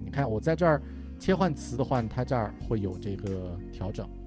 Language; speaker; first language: Chinese; native; Chinese